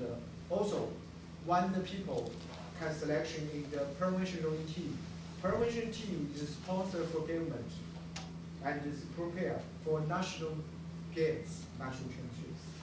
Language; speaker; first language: English; non-native, learner; Chinese